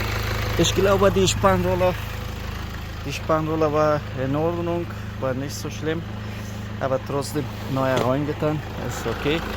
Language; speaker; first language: German; non-native, learner; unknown